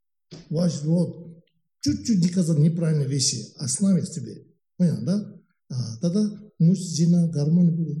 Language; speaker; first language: Russian; non-native, learner; Tibetan